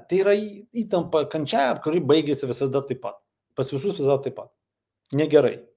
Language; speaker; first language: Lithuanian; non-native, local second language; Russian